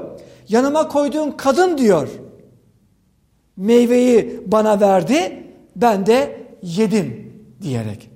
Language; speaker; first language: Turkish; native; Turkish